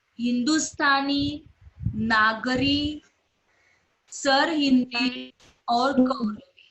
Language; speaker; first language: Hindi; non-native, local second language; Marathi